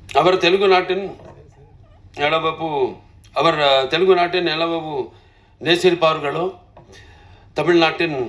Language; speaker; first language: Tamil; non-native, local second language; Telugu